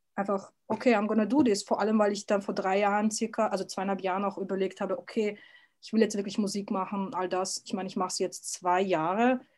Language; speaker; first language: German; early bilingual, other home language; Serbian